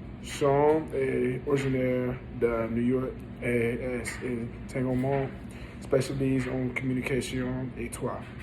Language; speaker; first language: French; non-native, learner; English